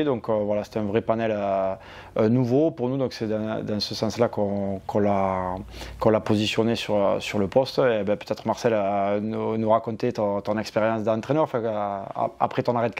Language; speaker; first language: French; native; French